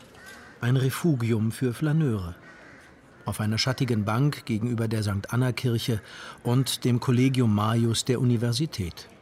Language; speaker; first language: German; native; German